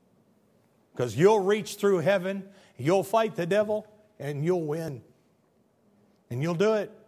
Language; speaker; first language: English; native; English